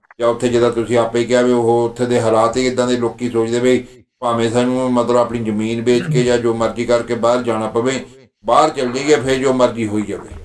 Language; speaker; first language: Punjabi; native; Punjabi